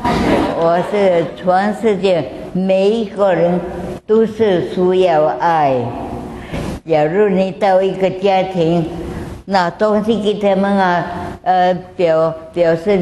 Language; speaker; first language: Chinese; non-native, local second language; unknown